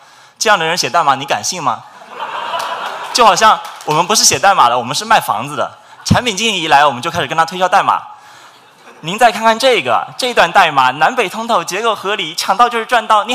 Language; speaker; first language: Chinese; native; Chinese